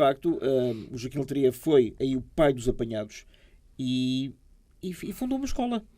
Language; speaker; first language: Portuguese; native; Portuguese